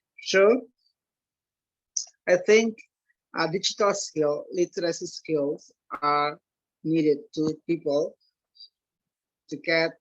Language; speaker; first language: English; non-native, learner; Indonesian